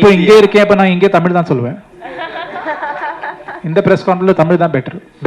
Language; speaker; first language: Tamil; non-native, learner; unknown